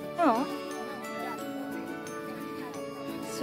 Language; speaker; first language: Swedish; non-native, learner; Japanese